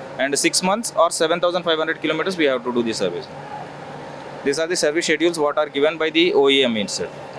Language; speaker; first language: English; non-native, local second language; Telugu